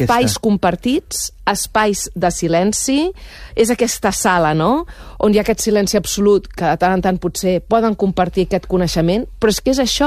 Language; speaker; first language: Catalan; native; Catalan